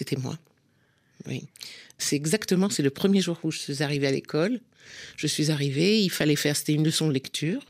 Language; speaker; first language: French; non-native, local second language; Arabic